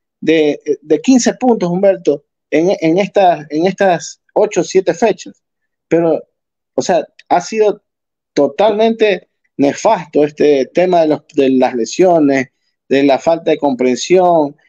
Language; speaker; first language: Spanish; native; Spanish